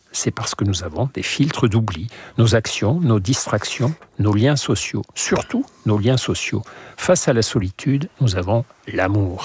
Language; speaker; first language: French; native; French